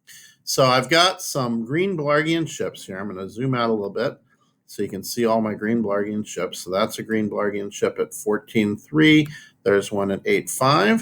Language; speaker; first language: English; native; English